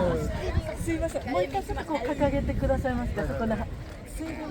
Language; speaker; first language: Japanese; native; Japanese